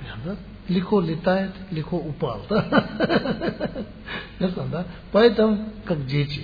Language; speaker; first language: Russian; non-native, learner; Tibetan